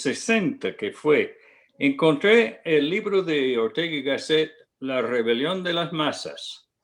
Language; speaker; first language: Spanish; non-native, fluent; English